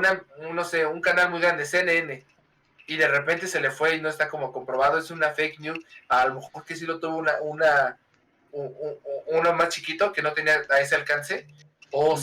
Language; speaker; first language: Spanish; native; Spanish